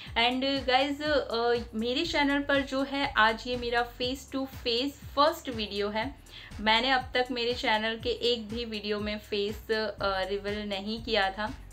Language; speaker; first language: Hindi; non-native, local second language; Bangla